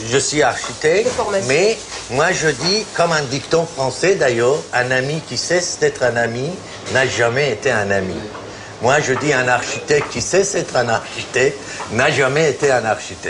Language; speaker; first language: French; non-native, fluent; Persian